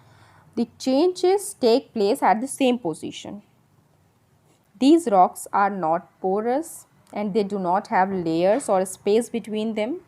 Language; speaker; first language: English; non-native, local second language; Hindi